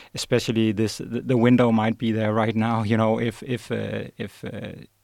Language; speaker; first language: English; non-native, fluent; Danish